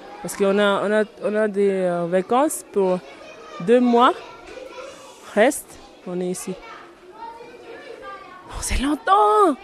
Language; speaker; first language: French; non-native, learner; Tibetan